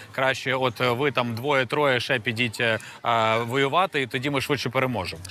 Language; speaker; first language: Ukrainian; native; Ukrainian